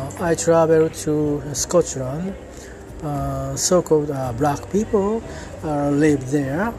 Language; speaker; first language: English; non-native, learner; Japanese